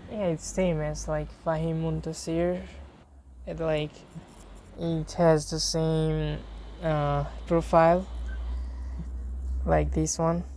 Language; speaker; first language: English; non-native, fluent; Bangla